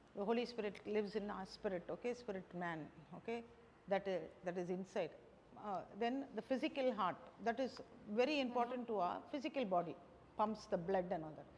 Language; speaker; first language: English; non-native, local second language; Tamil